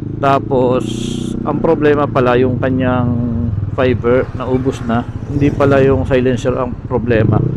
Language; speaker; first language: Filipino; native; Filipino